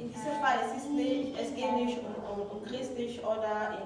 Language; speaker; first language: German; non-native, fluent; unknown